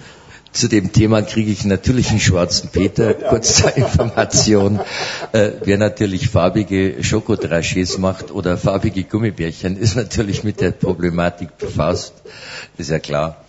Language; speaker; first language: German; native; German